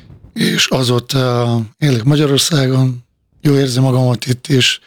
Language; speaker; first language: Hungarian; non-native, fluent; Bosnian